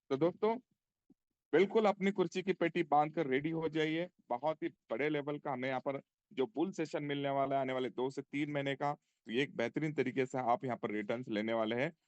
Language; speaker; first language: Hindi; non-native, local second language; Marathi